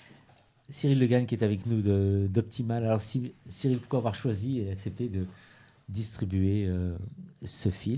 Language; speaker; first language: French; native; French